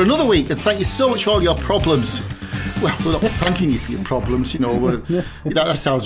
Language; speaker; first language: English; native; English